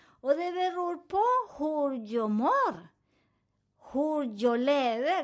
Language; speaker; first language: Swedish; non-native, fluent; Spanish